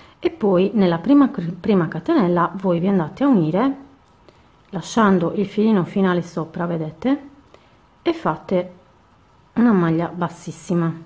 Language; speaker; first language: Italian; native; Italian